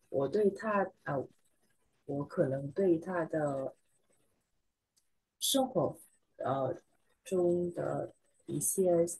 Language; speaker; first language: Chinese; non-native, learner; Vietnamese